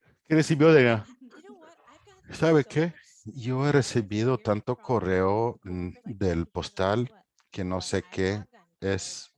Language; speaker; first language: Spanish; non-native, fluent; English